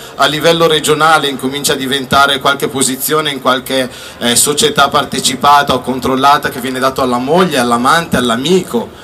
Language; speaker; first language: Italian; native; Italian